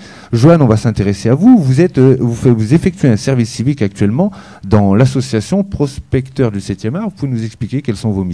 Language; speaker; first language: French; native; French